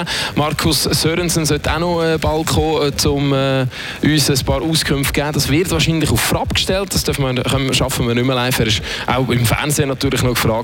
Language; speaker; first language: German; native; German